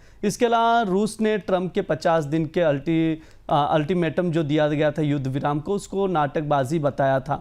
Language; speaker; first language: Hindi; native; Hindi